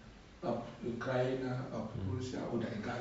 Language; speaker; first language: German; non-native, learner; Russian